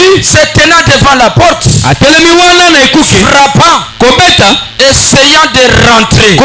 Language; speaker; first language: French; non-native, local second language; Lingala